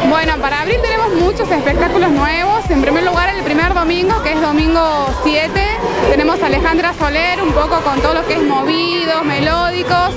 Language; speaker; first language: Spanish; native; Spanish